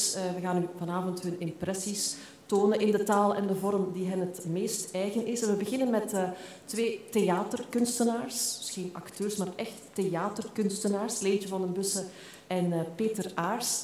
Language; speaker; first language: Dutch; native; Dutch